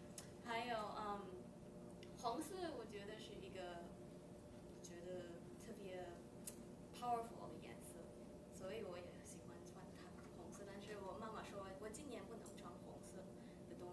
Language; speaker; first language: Chinese; early bilingual, heritage; Chinese